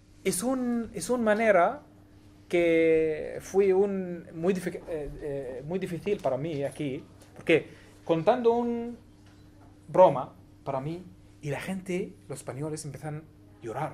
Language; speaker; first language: Spanish; non-native, learner; Arabic